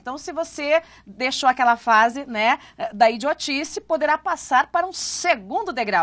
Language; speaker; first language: Portuguese; native; Portuguese